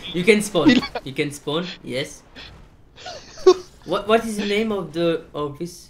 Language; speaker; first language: English; non-native, learner; French